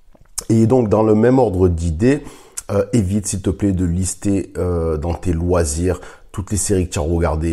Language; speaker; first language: French; native; French